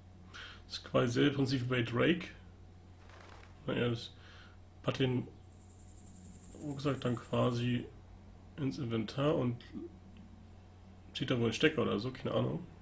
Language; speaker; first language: German; native; German